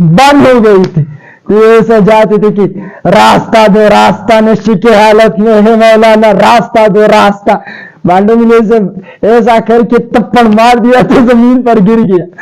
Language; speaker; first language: Urdu; non-native, local second language; Pashto